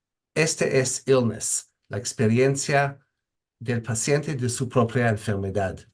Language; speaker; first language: Spanish; non-native, fluent; English